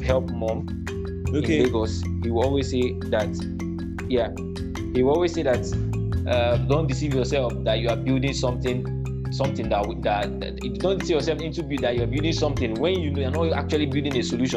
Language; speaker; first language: English; non-native, local second language; Igbo